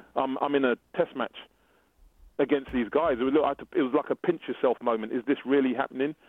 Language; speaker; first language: English; native; English